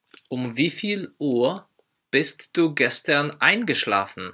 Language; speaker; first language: German; non-native, fluent; Polish